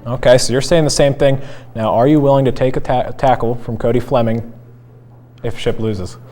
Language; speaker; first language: English; native; English